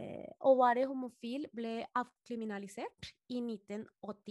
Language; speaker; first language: Norwegian; non-native, fluent; Spanish